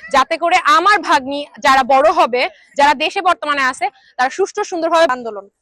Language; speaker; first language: Bangla; native; Bangla